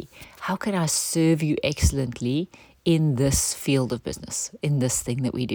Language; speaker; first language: English; native; English